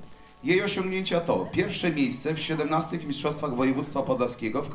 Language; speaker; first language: Polish; native; Polish